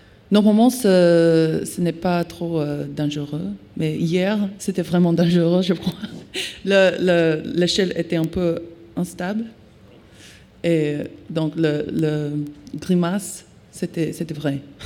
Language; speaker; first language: French; non-native, learner; English